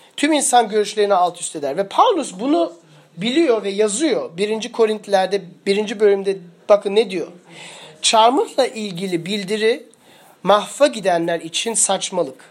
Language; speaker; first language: Turkish; early bilingual, heritage; Turkish